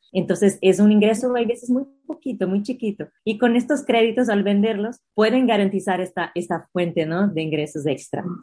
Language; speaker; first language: Spanish; non-native, fluent; Portuguese